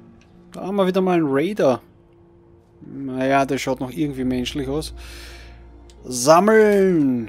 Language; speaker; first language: German; native; German